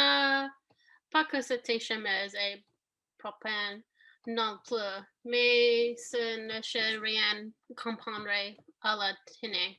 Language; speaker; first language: French; non-native, learner; English